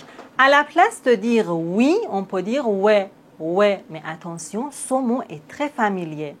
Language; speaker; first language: French; native; French